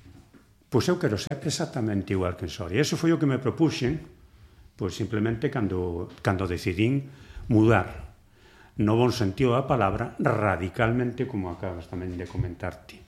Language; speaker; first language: Galician; native; Galician